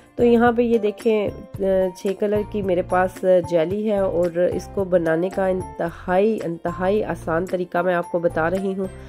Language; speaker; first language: Urdu; non-native, local second language; Punjabi